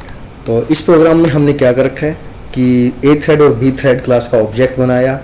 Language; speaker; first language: Hindi; native; Hindi